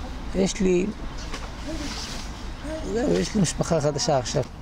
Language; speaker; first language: Hebrew; non-native, local second language; Arabic